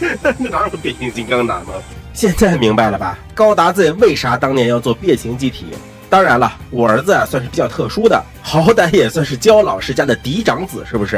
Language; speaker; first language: Chinese; native; Chinese